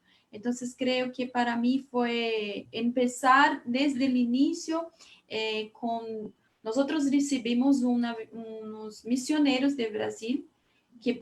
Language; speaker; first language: Spanish; non-native, fluent; Portuguese